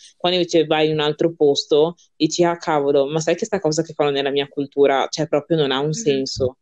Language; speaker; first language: Italian; early bilingual, other home language; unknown